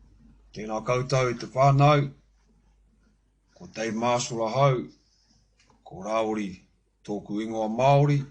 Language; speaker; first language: Māori; non-native, learner; English